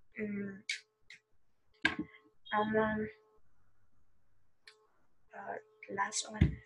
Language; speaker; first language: English; non-native, learner; Vietnamese